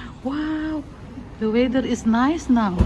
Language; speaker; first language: English; non-native, learner; Indonesian